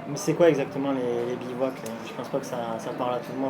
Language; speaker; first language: French; native; French